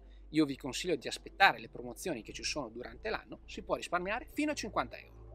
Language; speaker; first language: Italian; native; Italian